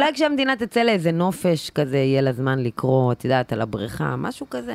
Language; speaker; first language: Hebrew; native; Hebrew